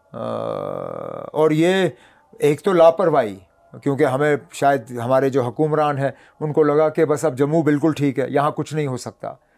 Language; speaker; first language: Hindi; non-native, local second language; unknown